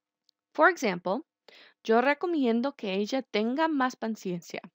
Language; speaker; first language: Spanish; non-native, fluent; English